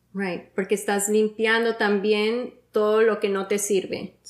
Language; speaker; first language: Spanish; early bilingual, heritage; Spanish